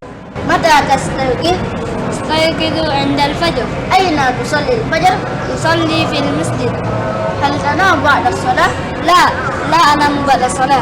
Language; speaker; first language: Arabic; non-native, learner; Indonesian